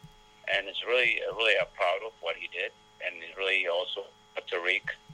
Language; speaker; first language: English; non-native, learner; Amharic